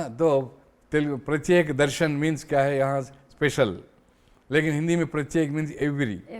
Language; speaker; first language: Hindi; non-native, local second language; Telugu